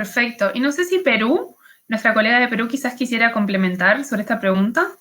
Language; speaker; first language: Spanish; native; Spanish